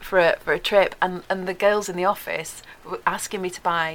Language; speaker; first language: English; native; English